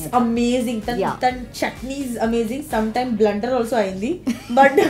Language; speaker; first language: Telugu; non-native, learner; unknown